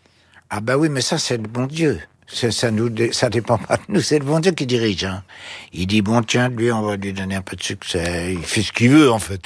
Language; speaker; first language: French; native; French